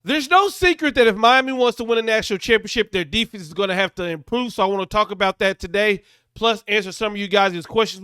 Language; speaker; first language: English; native; English